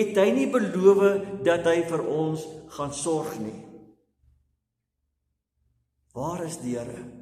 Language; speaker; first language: Afrikaans; native; Afrikaans